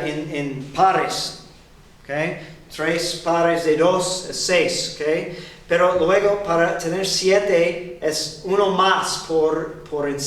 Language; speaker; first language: Spanish; non-native, fluent; English